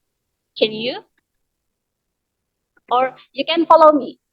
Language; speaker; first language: English; non-native, learner; Indonesian